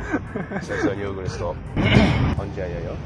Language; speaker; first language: Korean; non-native, learner; English